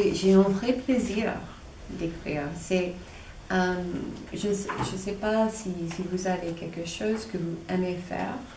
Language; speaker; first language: French; non-native, fluent; English